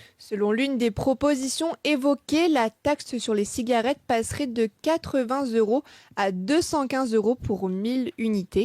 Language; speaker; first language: French; native; French